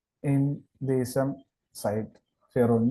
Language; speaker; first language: German; non-native, learner; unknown